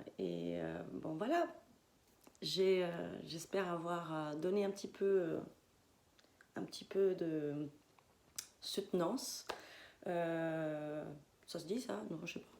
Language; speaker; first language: French; non-native, fluent; Spanish